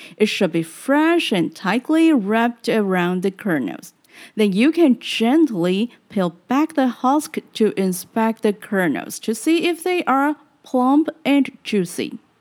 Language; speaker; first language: English; non-native, fluent; Chinese